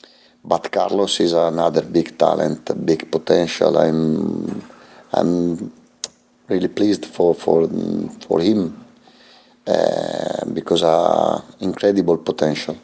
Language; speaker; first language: English; non-native, fluent; Italian